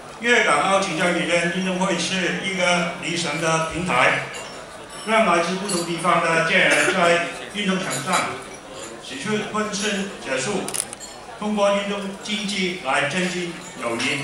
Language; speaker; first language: Chinese; non-native, local second language; Cantonese